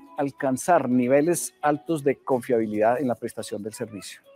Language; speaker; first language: Spanish; native; Spanish